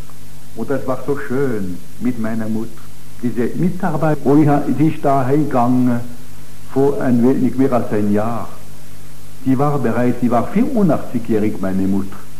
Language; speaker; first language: German; non-native, local second language; French